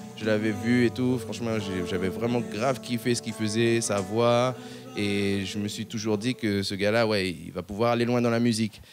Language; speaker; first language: French; native; French